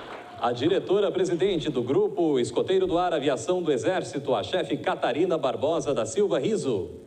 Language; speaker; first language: Portuguese; native; Portuguese